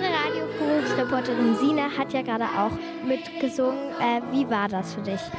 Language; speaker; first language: German; native; German